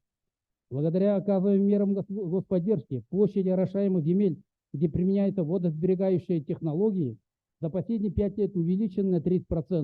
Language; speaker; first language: Russian; native; Russian